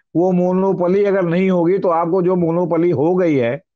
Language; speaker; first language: Hindi; native; Hindi